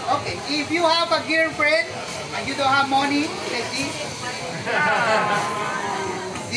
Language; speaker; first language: English; non-native, fluent; Spanish